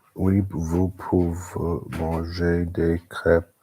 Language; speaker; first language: French; non-native, learner; English